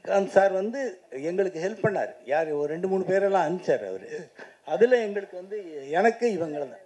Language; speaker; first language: Tamil; native; Tamil